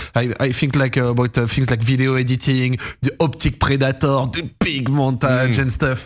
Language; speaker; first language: English; non-native, fluent; French